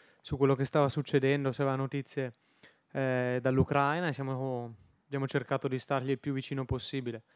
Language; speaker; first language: Italian; native; Italian